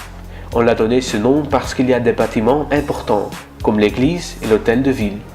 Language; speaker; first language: French; non-native, learner; Dutch